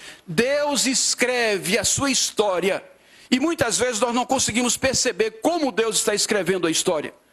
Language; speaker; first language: Portuguese; native; Portuguese